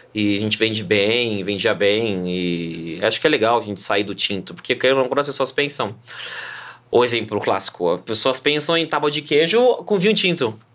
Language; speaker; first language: Portuguese; native; Portuguese